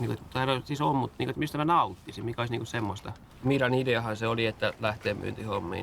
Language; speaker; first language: Finnish; native; Finnish